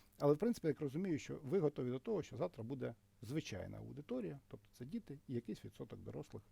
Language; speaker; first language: Ukrainian; native; Ukrainian